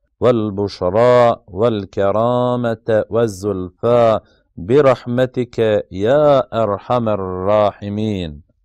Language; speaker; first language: Arabic; non-native, fluent; Bosnian